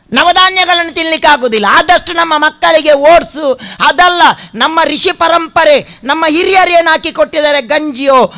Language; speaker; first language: Kannada; non-native, local second language; Tulu